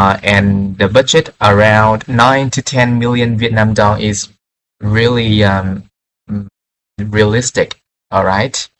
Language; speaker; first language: English; non-native, fluent; Vietnamese